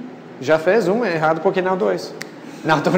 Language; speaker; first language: Portuguese; non-native, fluent; English